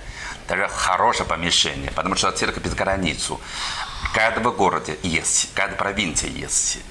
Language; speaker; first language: Russian; non-native, learner; Chinese